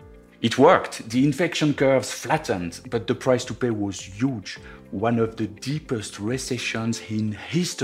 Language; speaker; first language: English; non-native, fluent; French